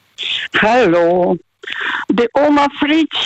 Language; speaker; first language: German; non-native, fluent; Russian